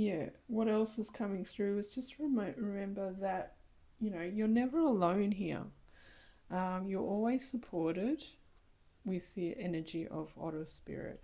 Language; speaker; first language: English; native; English